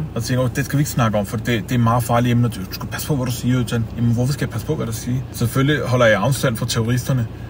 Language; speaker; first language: Danish; early bilingual, other home language; Kurdish